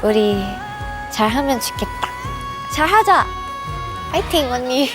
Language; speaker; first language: Korean; non-native, fluent; Thai